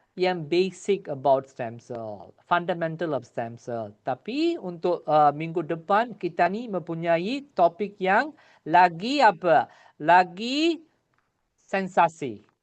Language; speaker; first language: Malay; non-native, local second language; Tamil